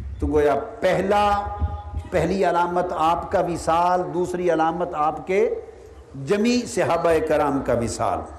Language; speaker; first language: Urdu; non-native, local second language; Punjabi